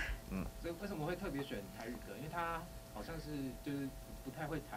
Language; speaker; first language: Chinese; native; Chinese